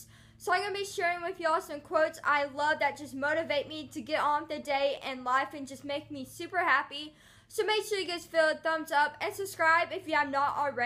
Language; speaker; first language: English; native; English